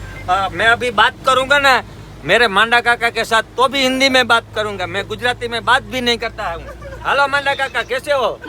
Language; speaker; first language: Hindi; non-native, local second language; Gujarati